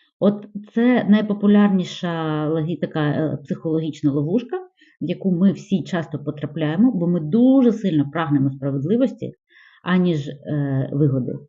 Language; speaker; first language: Ukrainian; non-native, local second language; Russian